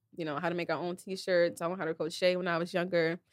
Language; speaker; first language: English; native; English